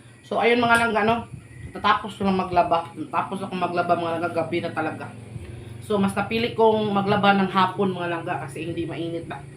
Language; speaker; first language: Filipino; non-native, local second language; Cebuano